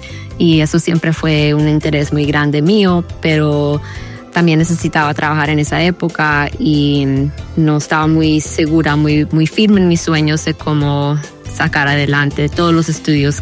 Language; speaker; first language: Spanish; early bilingual, heritage; Spanish